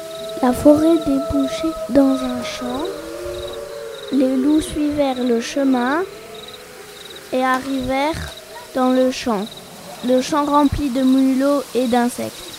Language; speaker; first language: French; native; French